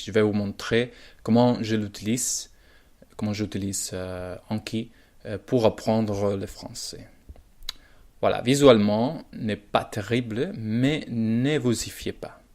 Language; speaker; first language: French; non-native, learner; Spanish